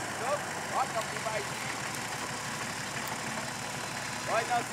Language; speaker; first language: French; native; French